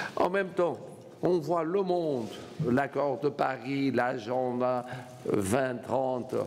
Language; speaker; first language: French; non-native, fluent; Portuguese